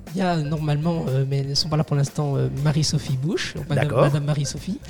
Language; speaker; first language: French; native; French